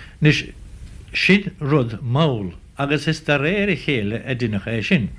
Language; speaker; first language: Irish; native; Irish